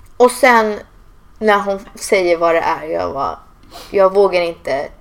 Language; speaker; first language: Swedish; early bilingual, heritage; Swedish